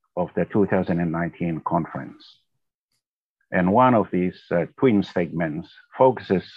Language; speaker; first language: English; non-native, fluent; Tongan